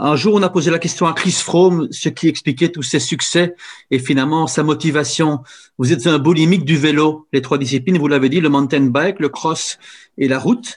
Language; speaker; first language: French; native; French